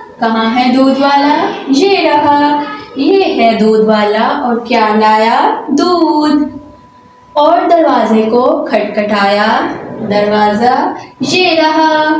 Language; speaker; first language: Urdu; non-native, local second language; Punjabi